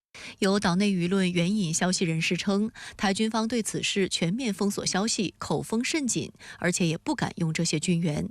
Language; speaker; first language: Chinese; native; Chinese